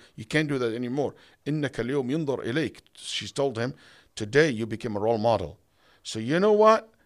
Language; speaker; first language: English; non-native, fluent; Arabic